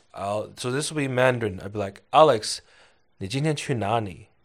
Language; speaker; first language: English; early bilingual, other home language; Chinese